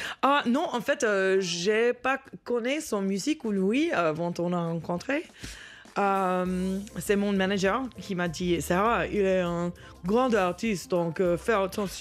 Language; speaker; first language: French; non-native, learner; English